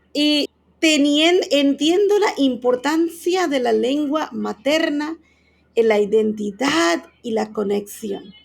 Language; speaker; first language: Spanish; non-native, fluent; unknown